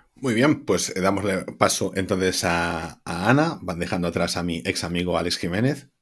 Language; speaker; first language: Spanish; native; Spanish